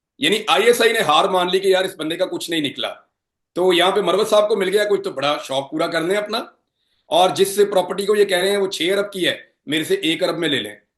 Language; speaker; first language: Urdu; non-native, local second language; Punjabi